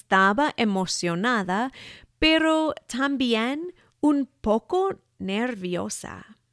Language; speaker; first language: Spanish; non-native, fluent; English